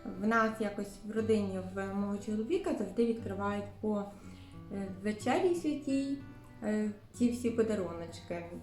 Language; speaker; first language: Ukrainian; native; Ukrainian